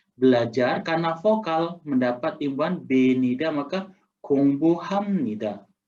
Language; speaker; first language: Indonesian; native; Indonesian